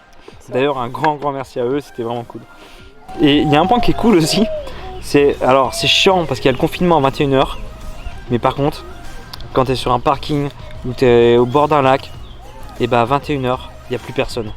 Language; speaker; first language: French; native; French